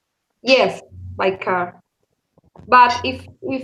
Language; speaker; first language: English; non-native, learner; Spanish